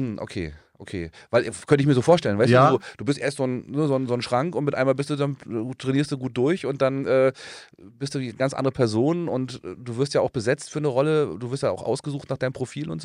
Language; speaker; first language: German; native; German